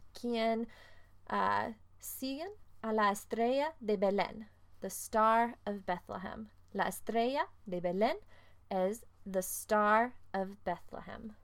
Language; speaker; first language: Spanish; non-native, fluent; English